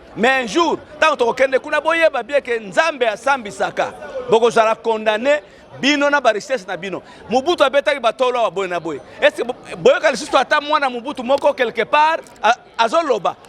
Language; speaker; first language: Lingala; non-native, local second language; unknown